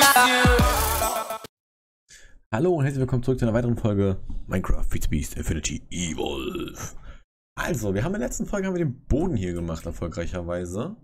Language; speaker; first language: German; native; German